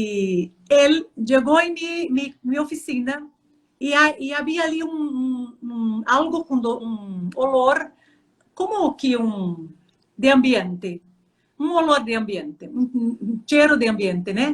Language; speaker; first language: Spanish; non-native, fluent; Portuguese